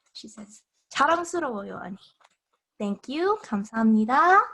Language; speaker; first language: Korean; non-native, learner; English